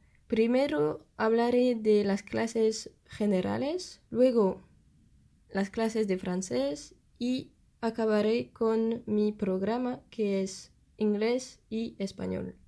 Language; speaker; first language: Spanish; non-native, fluent; French